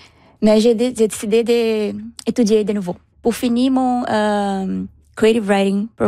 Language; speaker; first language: French; non-native, learner; Portuguese